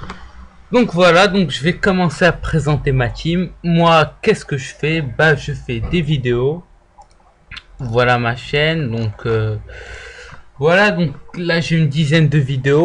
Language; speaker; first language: French; native; French